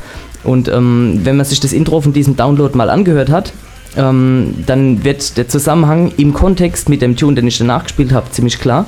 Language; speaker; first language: German; native; German